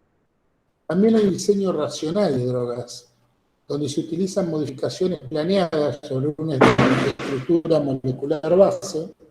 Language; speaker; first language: Spanish; native; Spanish